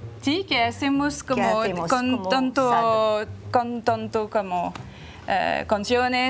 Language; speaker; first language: Spanish; non-native, learner; French